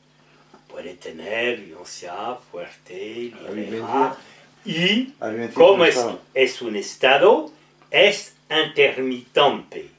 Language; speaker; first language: Spanish; non-native, learner; French